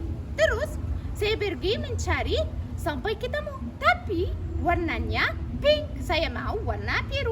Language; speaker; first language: Indonesian; non-native, learner; Arabic